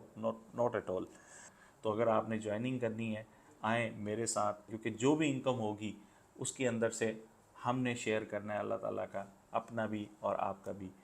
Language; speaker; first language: Urdu; non-native, local second language; Punjabi